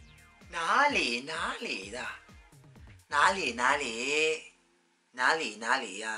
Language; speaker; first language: Chinese; non-native, fluent; Vietnamese